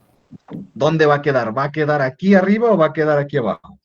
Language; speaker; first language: Spanish; native; Spanish